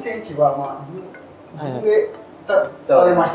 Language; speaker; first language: Japanese; non-native, learner; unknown